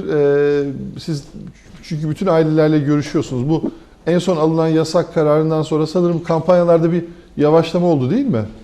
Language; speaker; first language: Turkish; native; Turkish